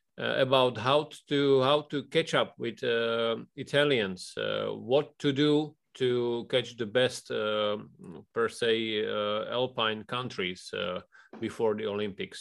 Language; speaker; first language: English; non-native, fluent; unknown